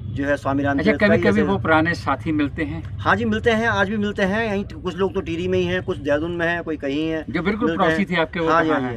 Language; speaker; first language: Hindi; native; Hindi